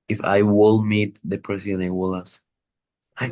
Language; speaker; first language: English; non-native, learner; Spanish